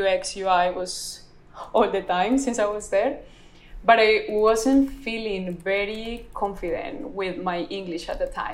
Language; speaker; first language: English; non-native, fluent; Spanish